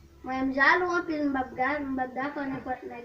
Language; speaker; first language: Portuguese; non-native, learner; Haitian Creole